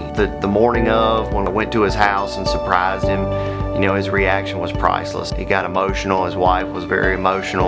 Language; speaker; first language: English; native; English